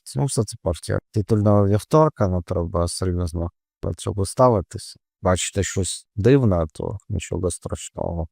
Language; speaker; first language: Ukrainian; non-native, local second language; Russian